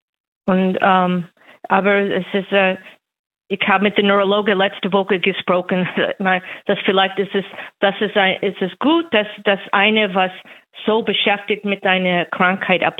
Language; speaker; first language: German; non-native, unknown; English